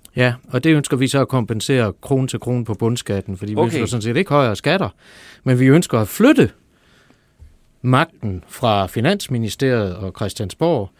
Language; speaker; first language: Danish; non-native, fluent; German